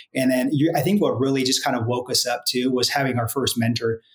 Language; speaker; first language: English; native; English